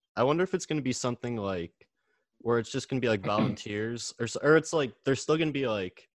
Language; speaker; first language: English; native; English